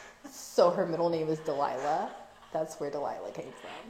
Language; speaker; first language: English; early bilingual, other home language; Spanish